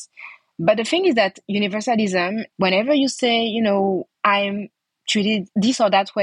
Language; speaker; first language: English; non-native, fluent; French